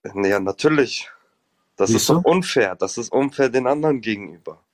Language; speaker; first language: German; native; German